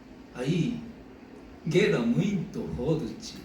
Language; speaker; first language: Portuguese; non-native, learner; Japanese